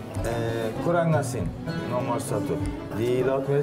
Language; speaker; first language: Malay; non-native, fluent; Turkish